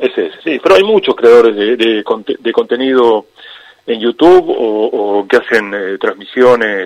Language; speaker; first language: Spanish; native; Spanish